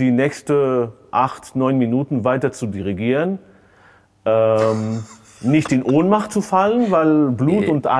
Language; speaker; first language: German; non-native, fluent; Hebrew